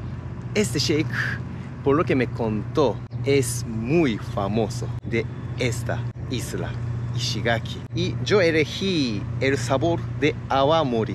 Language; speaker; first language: Spanish; non-native, fluent; Japanese